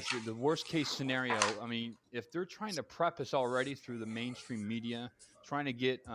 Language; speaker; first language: English; native; English